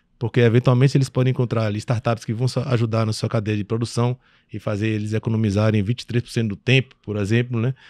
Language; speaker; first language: Portuguese; early bilingual, other home language; French